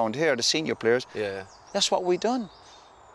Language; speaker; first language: English; native; English